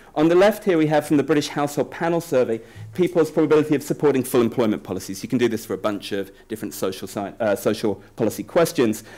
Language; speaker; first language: English; native; English